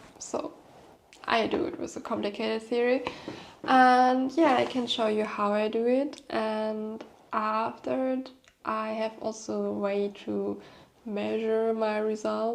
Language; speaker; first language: English; non-native, fluent; German